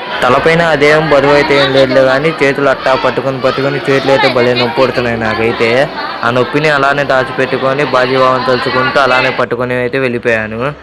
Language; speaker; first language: Telugu; non-native, local second language; Urdu